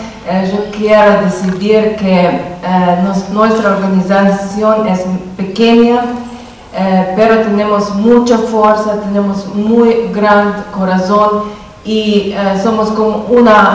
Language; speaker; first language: Spanish; non-native, learner; Slovenian